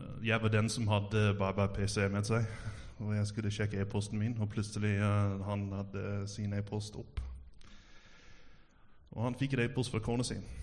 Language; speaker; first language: Norwegian; non-native, fluent; English